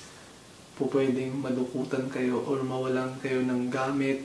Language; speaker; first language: Filipino; native; Filipino